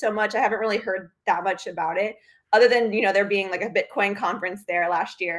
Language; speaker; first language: English; native; English